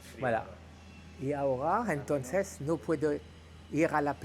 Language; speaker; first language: Spanish; non-native, learner; French